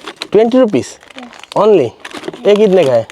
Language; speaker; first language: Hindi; non-native, learner; Bangla